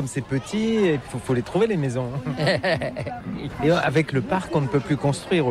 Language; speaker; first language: French; native; French